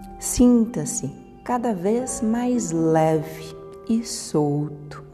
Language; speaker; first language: Portuguese; native; Portuguese